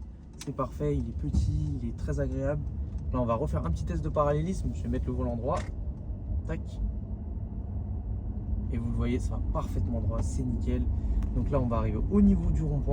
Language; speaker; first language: French; native; French